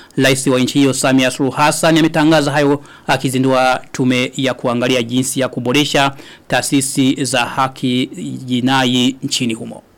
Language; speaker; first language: Swahili; non-native, local second language; Rundi